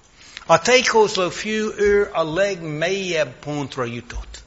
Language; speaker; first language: Hungarian; non-native, fluent; English